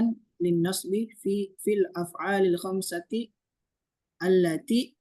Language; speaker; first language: Arabic; non-native, learner; Indonesian